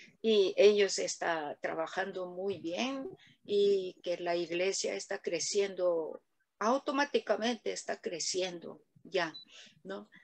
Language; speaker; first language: Spanish; non-native, learner; Korean